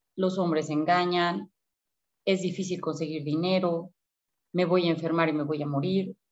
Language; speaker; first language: Spanish; native; Spanish